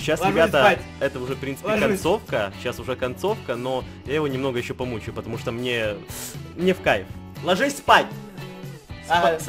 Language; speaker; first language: Russian; native; Russian